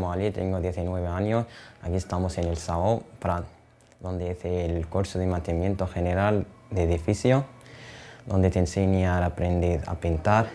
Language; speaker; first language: Spanish; non-native, learner; Arabic